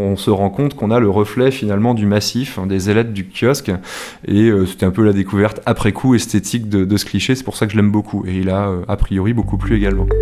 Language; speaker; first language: French; native; French